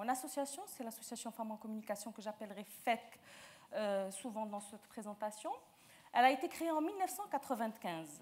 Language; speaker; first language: French; non-native, local second language; Arabic